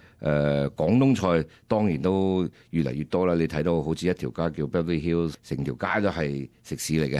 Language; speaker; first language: Cantonese; early bilingual, heritage; Cantonese